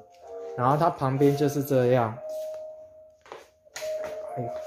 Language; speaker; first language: Chinese; native; Chinese